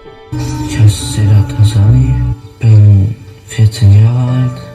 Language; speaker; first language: German; early bilingual, other home language; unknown